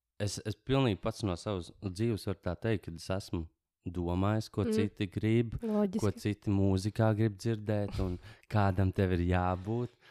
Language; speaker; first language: Latvian; native; Latvian